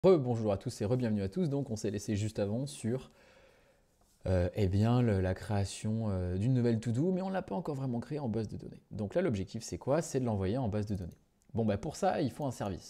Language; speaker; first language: French; native; French